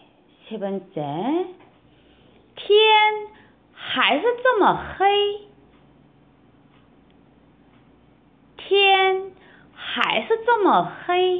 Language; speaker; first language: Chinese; non-native, fluent; Korean